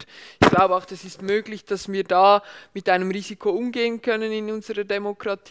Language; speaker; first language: German; native; German